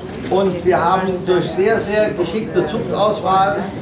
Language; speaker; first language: German; native; German